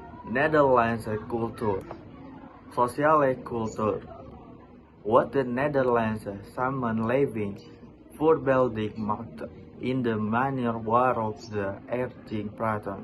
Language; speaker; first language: Dutch; non-native, learner; Indonesian